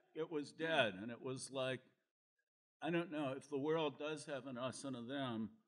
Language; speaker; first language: English; native; English